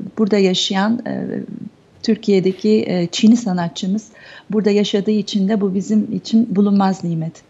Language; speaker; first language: Turkish; native; Turkish